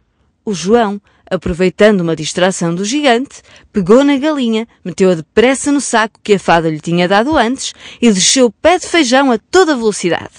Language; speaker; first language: Portuguese; native; Portuguese